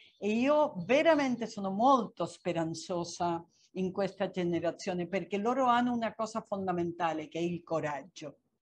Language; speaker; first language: Italian; non-native, fluent; Spanish